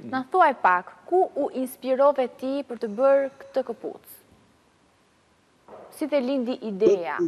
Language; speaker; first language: Albanian; native; Albanian